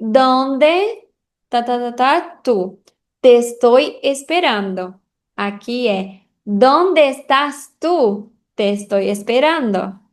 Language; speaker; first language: Spanish; non-native, fluent; Portuguese